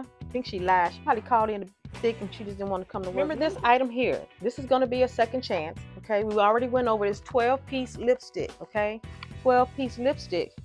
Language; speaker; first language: English; native; English